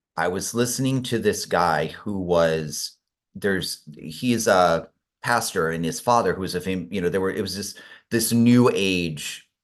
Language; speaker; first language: English; native; English